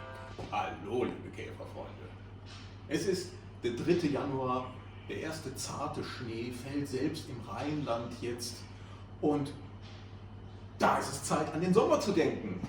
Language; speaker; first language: German; native; German